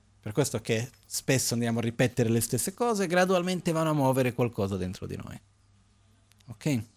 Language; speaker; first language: Italian; non-native, fluent; Portuguese